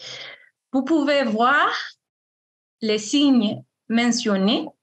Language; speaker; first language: French; non-native, fluent; Spanish